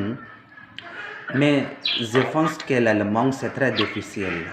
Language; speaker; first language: French; non-native, learner; Indonesian